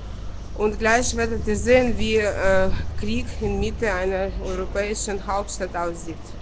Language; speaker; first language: German; non-native, fluent; Russian